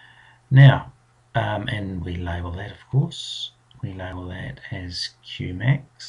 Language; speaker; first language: English; native; English